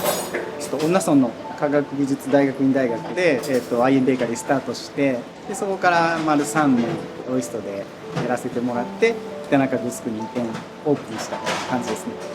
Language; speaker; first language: Japanese; native; Japanese